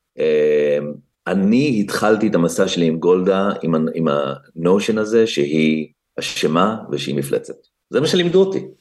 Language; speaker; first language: Hebrew; native; Hebrew